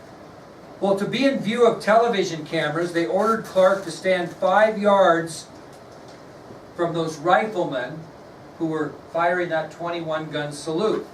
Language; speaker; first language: English; native; English